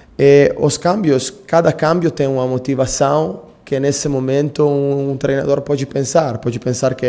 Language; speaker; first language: Portuguese; non-native, fluent; Italian